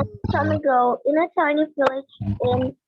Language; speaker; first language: English; non-native, learner; Indonesian